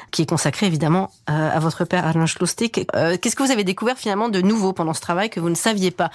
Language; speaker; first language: French; native; French